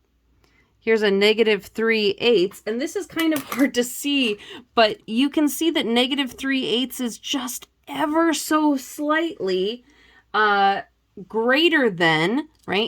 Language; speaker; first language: English; native; English